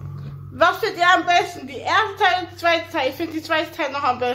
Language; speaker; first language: German; early bilingual, other home language; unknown